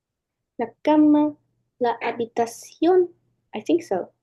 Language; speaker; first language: Spanish; non-native, learner; English